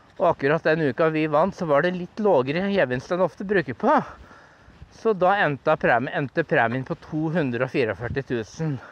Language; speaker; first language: Norwegian; native; Norwegian